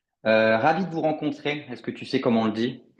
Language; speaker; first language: French; native; French